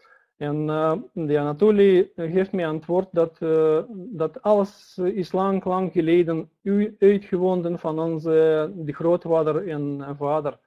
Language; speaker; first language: Dutch; non-native, learner; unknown